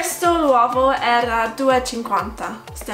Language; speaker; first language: Italian; non-native, fluent; English